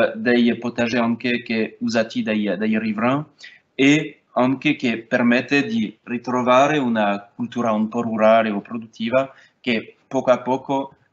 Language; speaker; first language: Italian; non-native, fluent; French